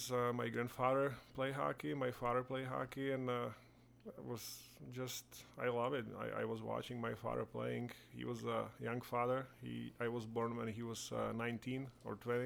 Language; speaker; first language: English; non-native, fluent; Czech